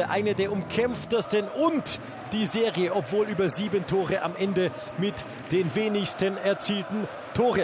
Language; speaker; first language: German; native; German